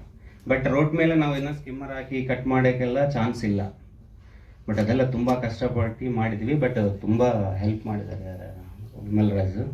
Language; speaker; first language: Kannada; non-native, learner; Telugu